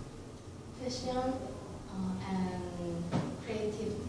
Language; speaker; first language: English; non-native, learner; Korean